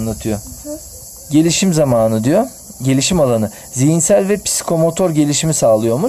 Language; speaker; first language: Turkish; native; Turkish